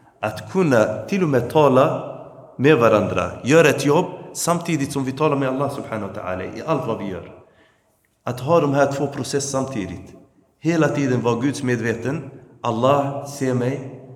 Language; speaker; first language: Swedish; early bilingual, other home language; Arabic